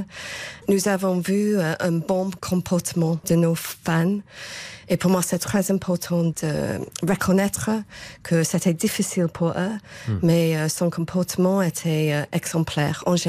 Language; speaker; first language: French; non-native, fluent; English